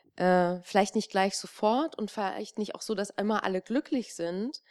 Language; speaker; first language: German; native; German